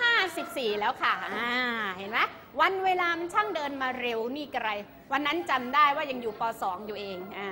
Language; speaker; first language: Thai; native; Thai